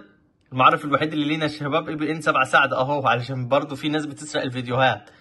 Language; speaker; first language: Arabic; native; Arabic